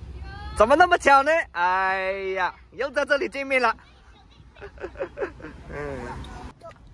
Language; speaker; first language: Chinese; native; Chinese